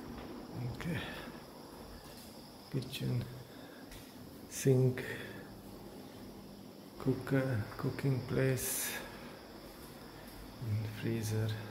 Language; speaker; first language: English; non-native, learner; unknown